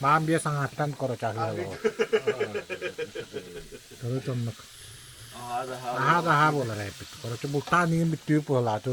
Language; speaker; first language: Russian; non-native, local second language; Yakut